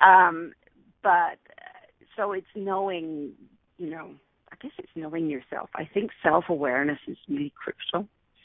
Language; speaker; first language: English; native; English